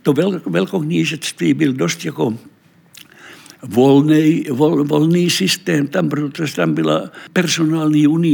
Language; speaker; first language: Czech; non-native, fluent; Finnish